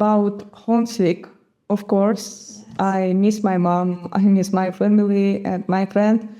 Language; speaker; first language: English; non-native, fluent; Gagauz